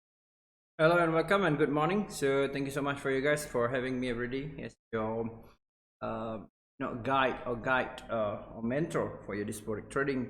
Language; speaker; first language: English; non-native, local second language; Malay